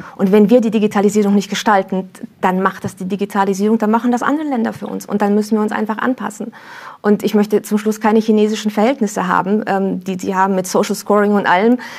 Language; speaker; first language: German; early bilingual, other home language; Romanian